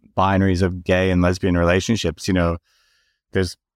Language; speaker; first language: English; native; English